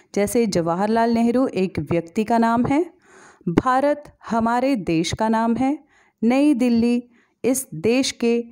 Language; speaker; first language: Hindi; native; Hindi